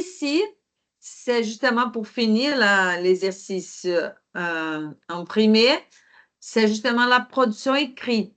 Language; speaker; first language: French; non-native, fluent; Portuguese